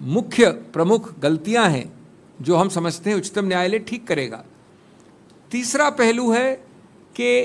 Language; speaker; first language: Hindi; native; Hindi